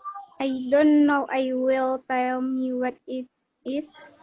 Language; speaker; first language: English; non-native, learner; Indonesian